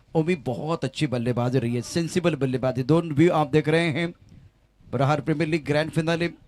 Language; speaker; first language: Hindi; non-native, local second language; Marathi